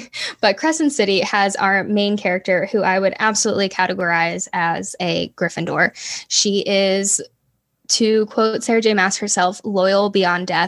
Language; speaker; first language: English; native; English